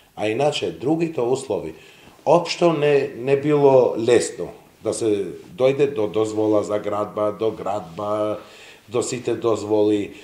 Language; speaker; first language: Macedonian; non-native, local second language; Serbian